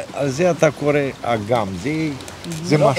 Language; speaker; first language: Hebrew; non-native, learner; Romanian